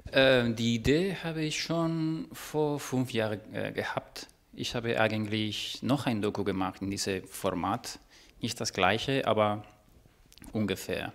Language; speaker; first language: German; non-native, fluent; Spanish